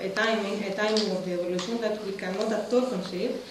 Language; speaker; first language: English; non-native, fluent; Greek